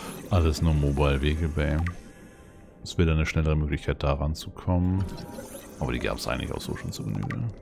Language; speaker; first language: German; native; German